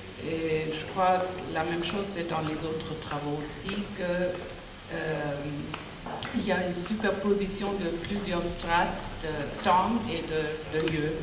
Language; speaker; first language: French; non-native, fluent; German